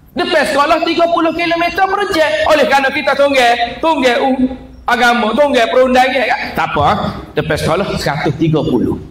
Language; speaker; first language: Malay; native; Malay